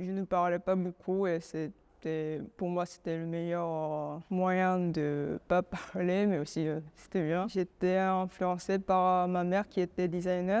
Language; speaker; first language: French; non-native, fluent; Korean